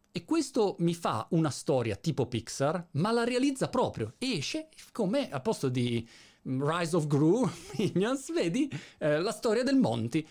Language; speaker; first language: Italian; native; Italian